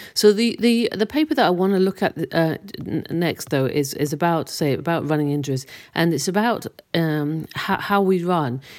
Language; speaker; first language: English; native; English